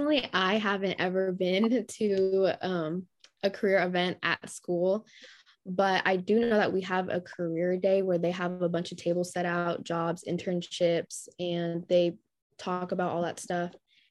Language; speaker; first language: English; native; English